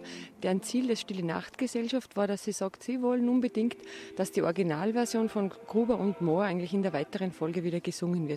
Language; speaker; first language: German; native; German